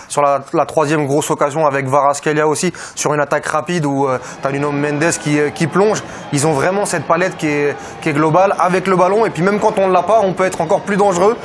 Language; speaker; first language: French; native; French